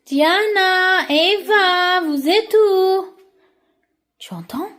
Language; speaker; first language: French; non-native, learner; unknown